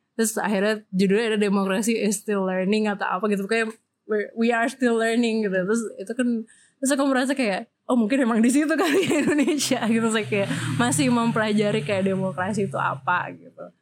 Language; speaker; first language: Indonesian; native; Indonesian